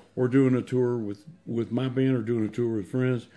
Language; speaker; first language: English; native; English